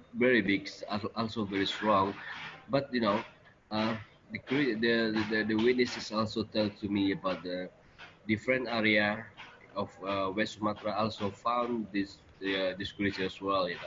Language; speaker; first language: English; non-native, learner; Indonesian